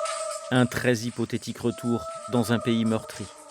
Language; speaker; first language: French; native; French